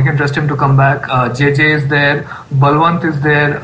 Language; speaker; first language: English; non-native, local second language; Bangla